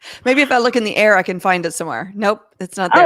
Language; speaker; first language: English; native; English